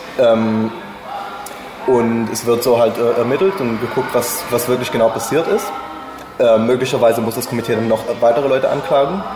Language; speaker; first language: German; non-native, fluent; English